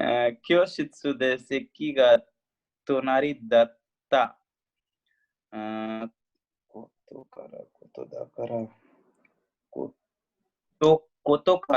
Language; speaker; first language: Japanese; non-native, learner; Hindi